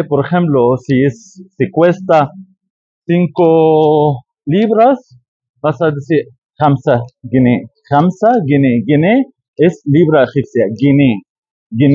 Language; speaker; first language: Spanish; non-native, fluent; Arabic